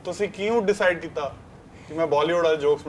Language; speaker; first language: Hindi; native; Hindi